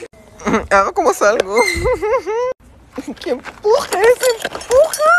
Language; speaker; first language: Spanish; native; Spanish